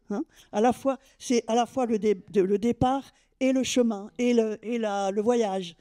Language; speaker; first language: French; native; French